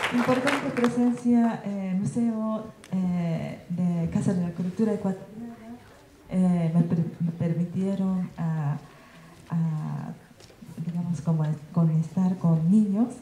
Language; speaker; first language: Spanish; non-native, learner; Japanese